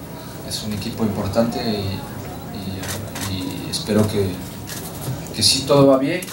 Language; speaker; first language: Spanish; non-native, fluent; French